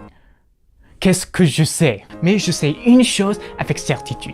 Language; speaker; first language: French; non-native, fluent; English